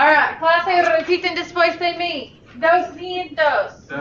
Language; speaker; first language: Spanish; non-native, fluent; English